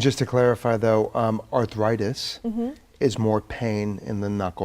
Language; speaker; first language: English; native; English